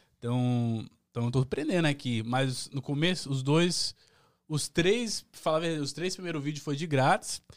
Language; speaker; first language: Portuguese; early bilingual, heritage; Portuguese